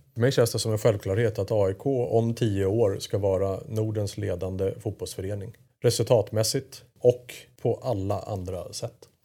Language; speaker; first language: Swedish; native; Swedish